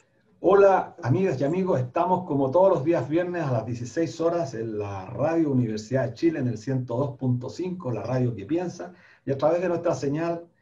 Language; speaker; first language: Spanish; native; Spanish